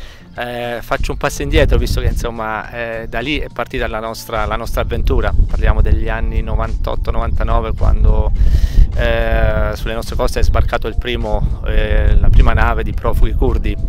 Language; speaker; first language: Italian; native; Italian